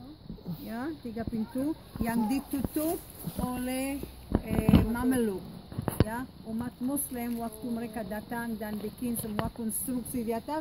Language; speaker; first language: Indonesian; non-native, fluent; Hebrew